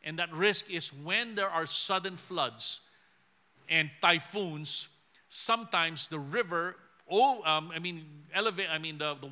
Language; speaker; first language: English; non-native, local second language; Filipino